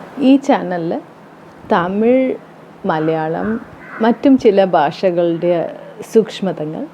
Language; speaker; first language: Malayalam; early bilingual, heritage; Tamil